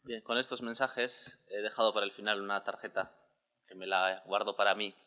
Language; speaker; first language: Spanish; native; Spanish